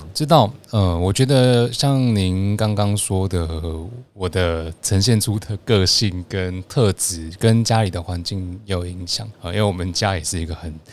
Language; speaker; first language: Chinese; native; Chinese